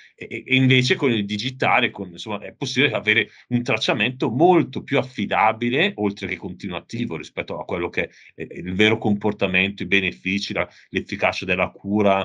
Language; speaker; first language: Italian; native; Italian